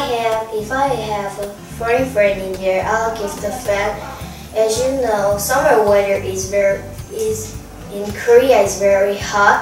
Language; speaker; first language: English; non-native, learner; Korean